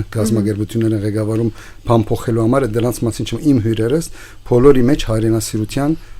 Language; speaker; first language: Armenian; early bilingual, heritage; Armenian